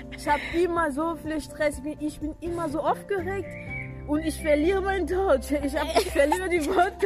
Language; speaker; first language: German; non-native, fluent; French